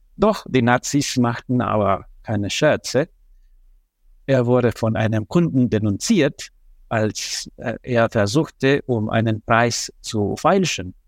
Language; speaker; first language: German; non-native, fluent; Spanish